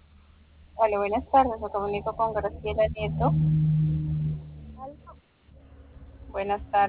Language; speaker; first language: Spanish; native; Spanish